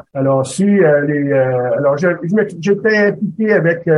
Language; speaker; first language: French; native; French